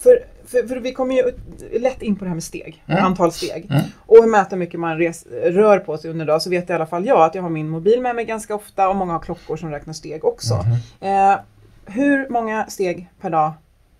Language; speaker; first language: Swedish; native; Swedish